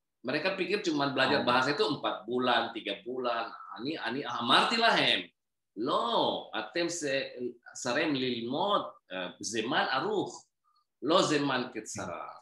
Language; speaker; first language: Hebrew; non-native, learner; Indonesian